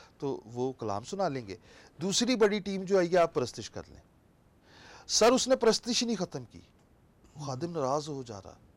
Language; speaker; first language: Urdu; non-native, local second language; Punjabi